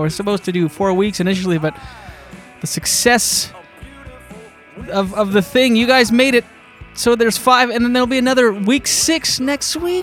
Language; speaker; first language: English; early bilingual, other home language; French